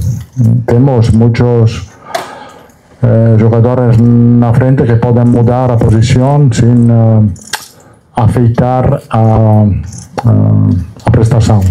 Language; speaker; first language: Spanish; non-native, fluent; Italian